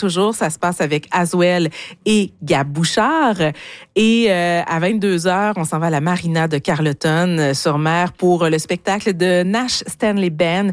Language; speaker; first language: French; native; French